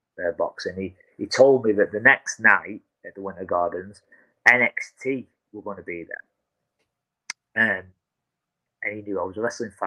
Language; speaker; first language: English; native; English